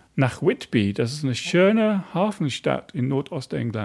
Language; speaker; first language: German; non-native, fluent; English